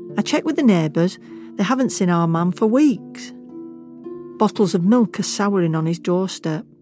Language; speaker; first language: English; native; English